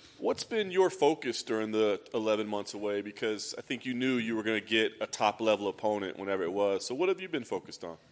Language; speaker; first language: English; native; English